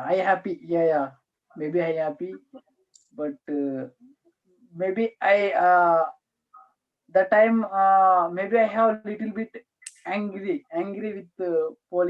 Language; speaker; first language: English; non-native, learner; Telugu